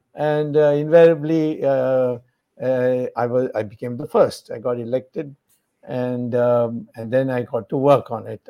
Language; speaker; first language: English; non-native, local second language; Tamil